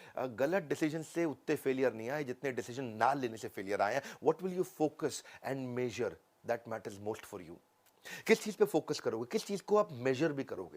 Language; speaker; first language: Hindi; native; Hindi